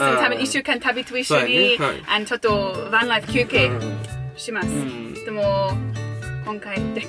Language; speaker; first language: Japanese; non-native, learner; English